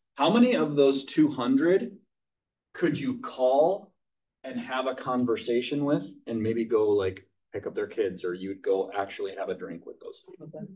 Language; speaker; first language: English; native; English